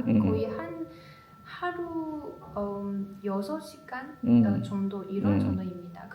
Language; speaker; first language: Korean; non-native, learner; Chinese